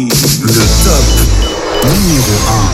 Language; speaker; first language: French; native; French